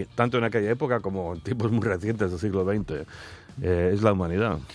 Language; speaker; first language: Spanish; non-native, fluent; English